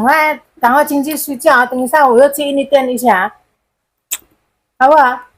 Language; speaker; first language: Chinese; non-native, learner; Indonesian